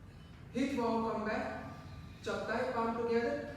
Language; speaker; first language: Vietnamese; non-native, learner; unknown